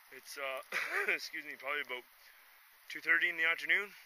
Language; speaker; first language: English; native; English